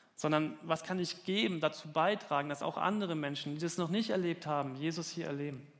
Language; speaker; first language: German; native; German